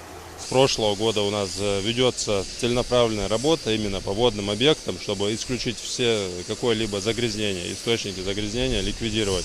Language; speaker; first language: Russian; non-native, local second language; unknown